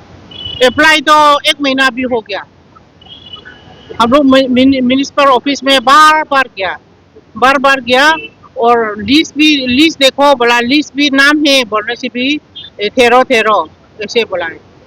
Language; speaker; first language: Hindi; non-native, local second language; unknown